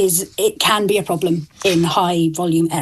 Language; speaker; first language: English; native; English